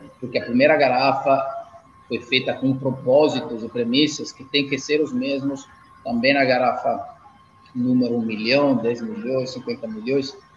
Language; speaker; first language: Portuguese; non-native, fluent; Italian